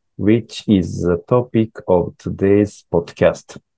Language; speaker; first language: English; non-native, learner; Japanese